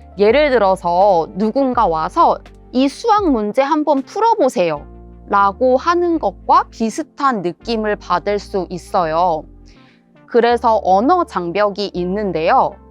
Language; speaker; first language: Korean; native; Korean